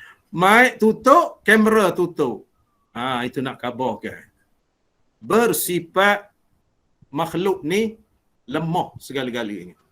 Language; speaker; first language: Malay; native; Malay